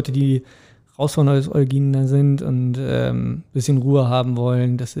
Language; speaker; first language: German; native; German